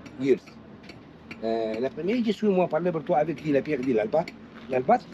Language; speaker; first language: French; non-native, learner; Arabic